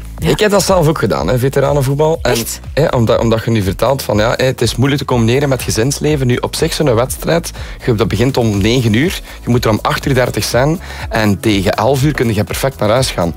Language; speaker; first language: Dutch; native; Dutch